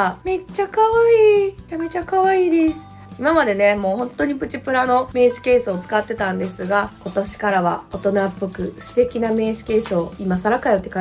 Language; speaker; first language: Japanese; native; Japanese